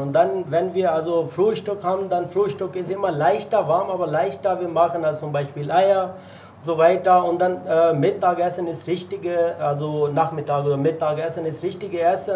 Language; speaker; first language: German; non-native, learner; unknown